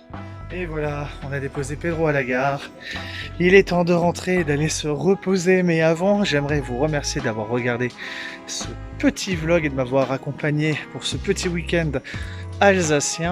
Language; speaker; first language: French; native; French